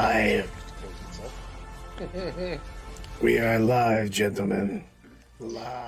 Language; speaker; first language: English; native; English